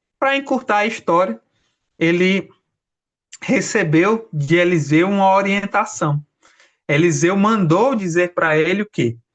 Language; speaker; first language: Portuguese; native; Portuguese